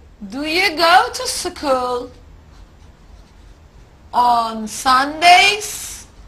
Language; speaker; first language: English; non-native, fluent; Turkish